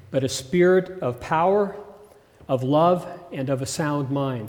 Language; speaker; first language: English; early bilingual, other home language; German